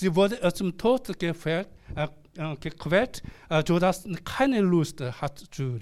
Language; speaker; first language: German; non-native, learner; Korean